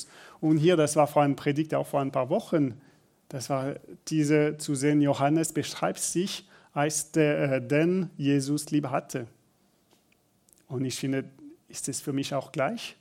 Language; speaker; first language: German; non-native, learner; French